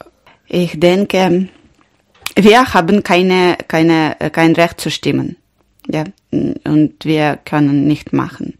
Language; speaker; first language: German; non-native, learner; Ukrainian